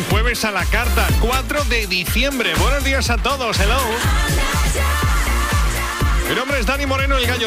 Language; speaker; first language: Spanish; native; Spanish